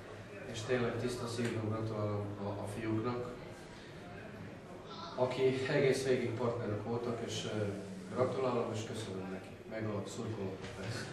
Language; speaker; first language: Hungarian; non-native, fluent; Serbian